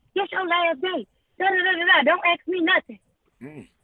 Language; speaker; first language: English; native; English